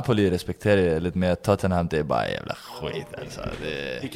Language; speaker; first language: Swedish; non-native, learner; Danish